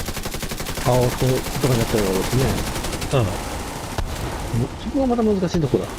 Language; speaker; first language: Japanese; native; Japanese